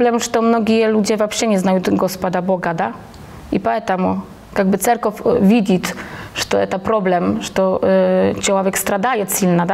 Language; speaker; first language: Russian; non-native, fluent; Polish